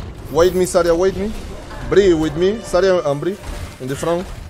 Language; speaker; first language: English; non-native, learner; Spanish